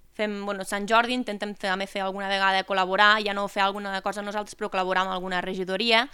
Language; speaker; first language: Catalan; native; Catalan